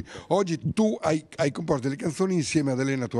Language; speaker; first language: Italian; native; Italian